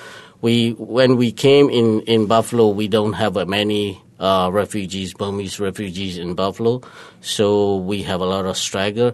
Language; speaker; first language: English; non-native, learner; Burmese